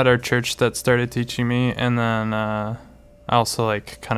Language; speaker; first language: English; native; English